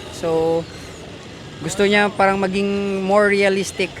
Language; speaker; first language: Filipino; native; Filipino